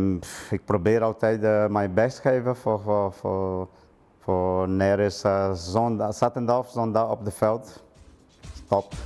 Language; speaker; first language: Dutch; non-native, learner; Portuguese